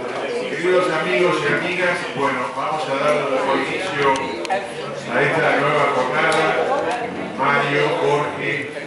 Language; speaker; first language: Spanish; native; Spanish